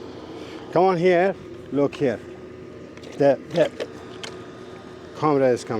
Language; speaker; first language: English; non-native, learner; Persian